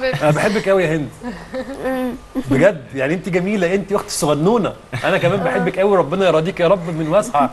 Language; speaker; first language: Arabic; native; Arabic